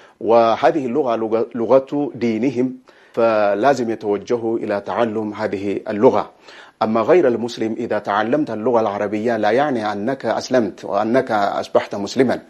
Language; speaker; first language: Arabic; non-native, fluent; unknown